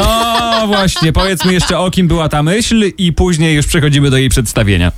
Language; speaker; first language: Polish; native; Polish